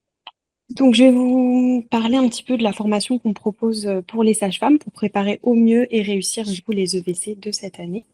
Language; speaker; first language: French; native; French